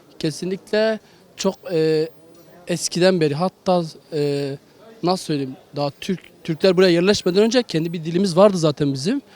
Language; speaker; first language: Turkish; non-native, local second language; Kurdish